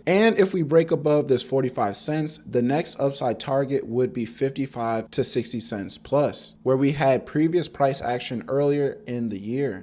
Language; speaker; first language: English; native; English